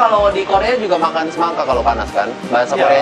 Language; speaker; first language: Indonesian; non-native, fluent; Korean